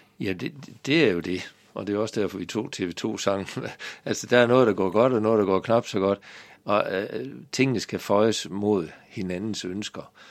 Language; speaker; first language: Danish; native; Danish